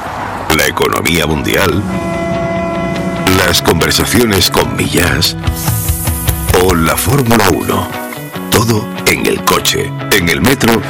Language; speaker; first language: Spanish; native; Spanish